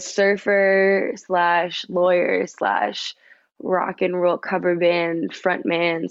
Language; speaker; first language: English; native; English